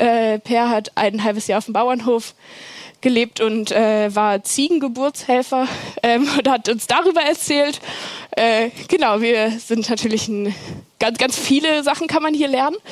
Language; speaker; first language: German; native; German